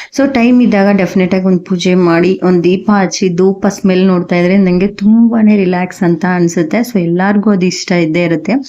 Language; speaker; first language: Kannada; native; Kannada